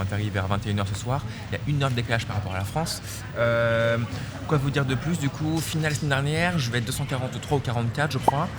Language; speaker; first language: French; native; French